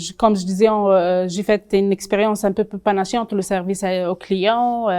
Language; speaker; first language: French; non-native, local second language; Arabic